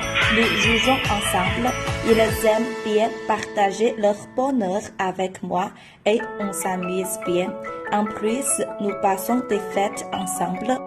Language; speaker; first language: French; non-native, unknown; Chinese